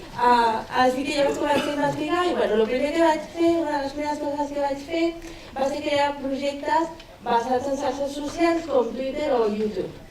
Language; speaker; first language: Catalan; non-native, local second language; Spanish